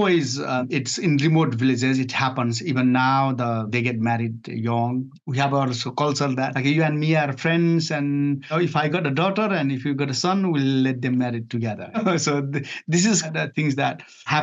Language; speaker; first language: English; non-native, fluent; Nepali